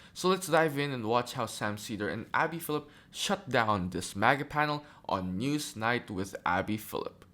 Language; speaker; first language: English; native; English